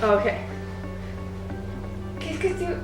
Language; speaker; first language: French; non-native, learner; English